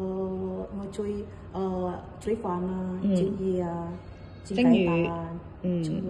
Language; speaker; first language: Cantonese; non-native, learner; Indonesian